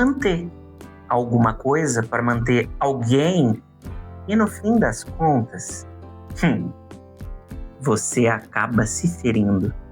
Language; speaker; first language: Portuguese; native; Portuguese